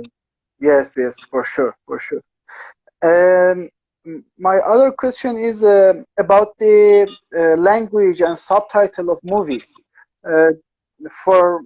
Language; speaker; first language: English; non-native, learner; Persian